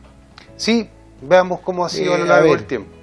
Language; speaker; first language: Spanish; native; Spanish